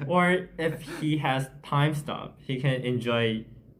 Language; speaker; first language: English; non-native, learner; Chinese